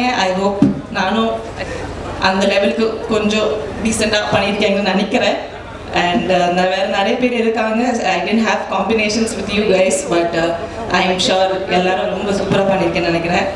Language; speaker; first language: Tamil; non-native, local second language; Malayalam